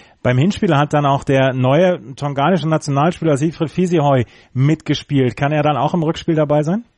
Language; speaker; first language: German; native; German